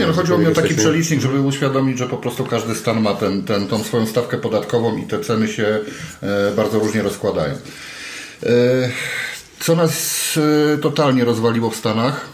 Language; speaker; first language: Polish; native; Polish